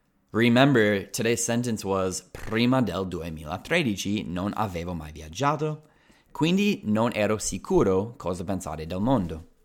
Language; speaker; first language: Italian; non-native, fluent; English